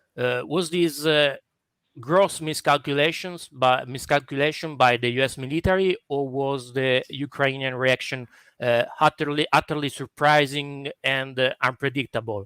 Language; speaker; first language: English; non-native, fluent; Italian